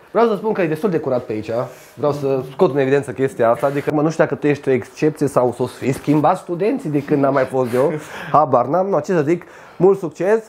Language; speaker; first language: Romanian; native; Romanian